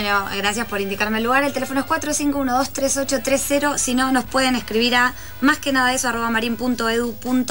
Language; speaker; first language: Spanish; native; Spanish